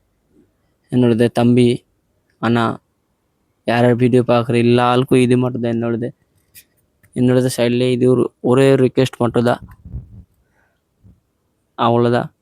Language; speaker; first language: Tamil; non-native, learner; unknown